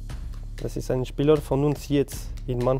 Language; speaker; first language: German; non-native, learner; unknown